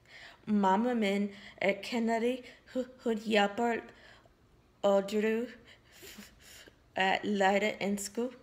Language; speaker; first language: Icelandic; non-native, learner; English